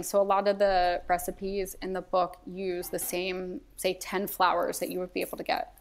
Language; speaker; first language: English; native; English